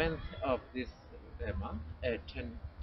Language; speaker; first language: English; non-native, learner; Spanish